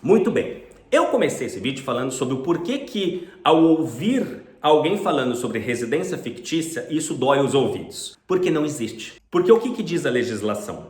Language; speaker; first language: Portuguese; native; Portuguese